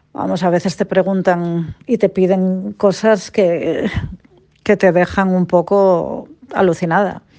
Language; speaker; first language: Spanish; native; Spanish